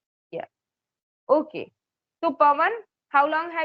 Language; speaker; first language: English; non-native, local second language; Hindi